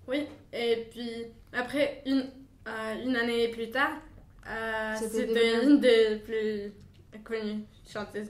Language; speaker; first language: French; non-native, fluent; Bulgarian